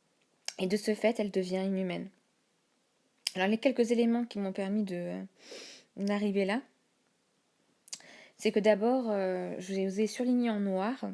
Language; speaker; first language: French; native; French